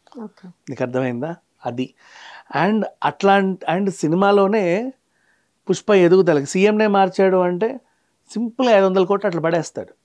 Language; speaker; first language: Telugu; native; Telugu